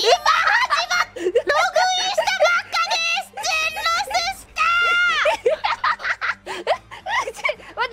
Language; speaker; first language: Japanese; non-native, learner; English